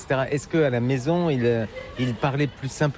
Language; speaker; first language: French; native; French